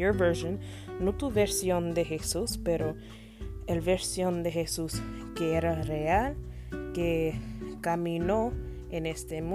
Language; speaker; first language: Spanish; non-native, learner; English